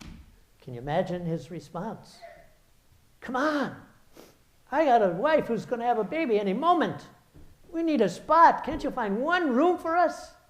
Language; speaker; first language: English; native; English